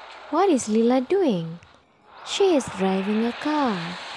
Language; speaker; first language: English; non-native, fluent; Indonesian